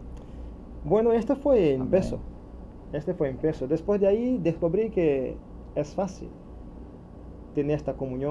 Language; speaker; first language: Spanish; non-native, learner; Portuguese